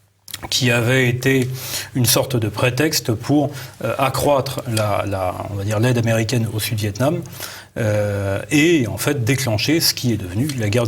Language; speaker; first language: French; native; French